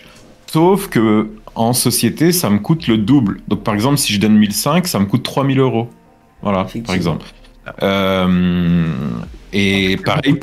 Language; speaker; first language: French; native; French